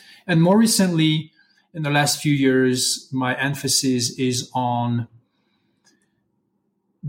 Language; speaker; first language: English; non-native, fluent; French